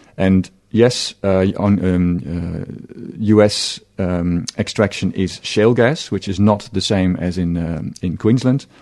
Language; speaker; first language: English; non-native, fluent; Dutch